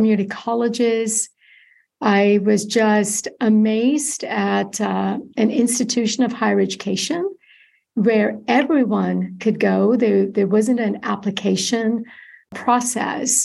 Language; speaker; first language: English; non-native, local second language; Malayalam